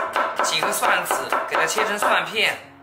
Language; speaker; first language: Chinese; native; Chinese